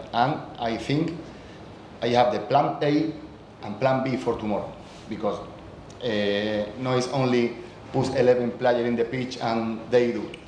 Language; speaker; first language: English; non-native, learner; Spanish